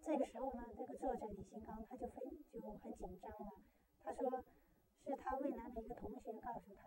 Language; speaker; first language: Chinese; native; Chinese